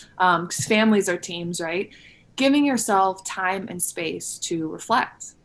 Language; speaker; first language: English; native; English